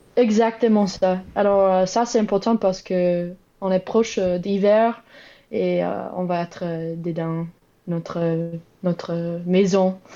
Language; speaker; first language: French; non-native, learner; English